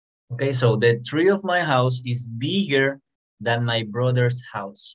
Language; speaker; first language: English; non-native, fluent; Spanish